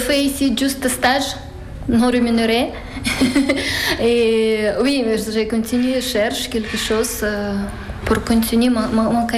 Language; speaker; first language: French; non-native, learner; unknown